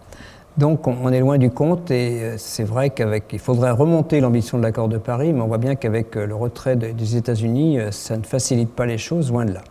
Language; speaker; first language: French; native; French